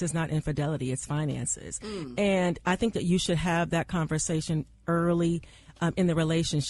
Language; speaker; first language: English; native; English